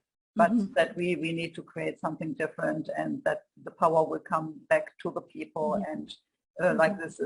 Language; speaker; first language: English; non-native, fluent; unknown